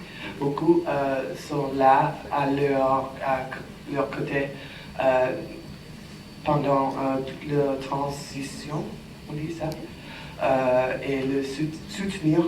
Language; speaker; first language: French; non-native, fluent; English